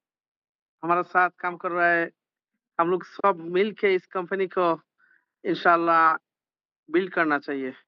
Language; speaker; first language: Hindi; non-native, learner; Bangla